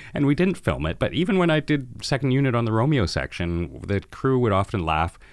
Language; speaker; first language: English; native; English